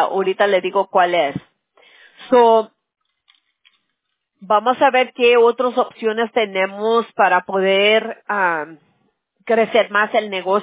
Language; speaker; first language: Spanish; early bilingual, other home language; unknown